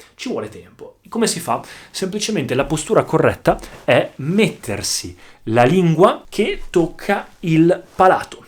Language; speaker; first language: Italian; native; Italian